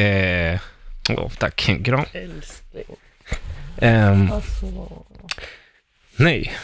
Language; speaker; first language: Swedish; early bilingual, other home language; Spanish